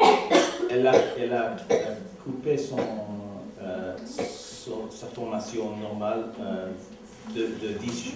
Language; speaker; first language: French; non-native, learner; English